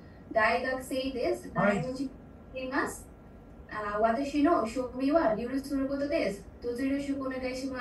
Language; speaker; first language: Japanese; non-native, learner; Bangla